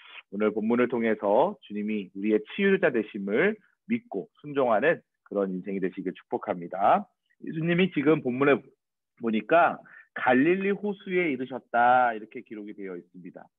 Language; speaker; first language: Korean; native; Korean